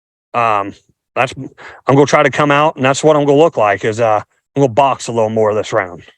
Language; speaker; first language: English; native; English